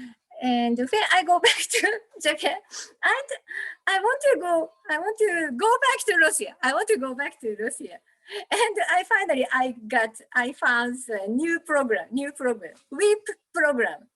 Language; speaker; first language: English; non-native, learner; Japanese